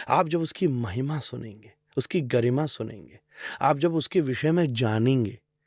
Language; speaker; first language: Hindi; native; Hindi